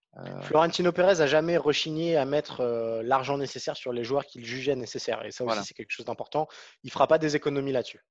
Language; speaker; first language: French; native; French